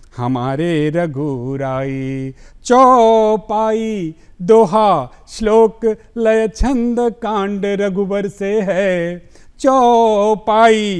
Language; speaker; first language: Hindi; native; Hindi